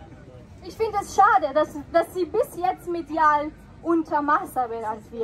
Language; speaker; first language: German; non-native, fluent; Persian